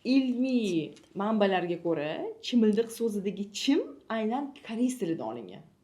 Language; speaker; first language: Uzbek; native; Uzbek